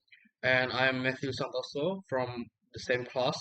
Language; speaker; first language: English; non-native, learner; Indonesian